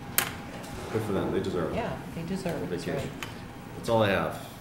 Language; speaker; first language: English; native; English